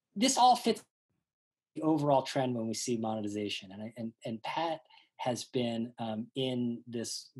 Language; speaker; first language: English; native; English